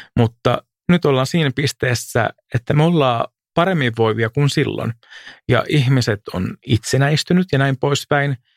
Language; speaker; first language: Finnish; native; Finnish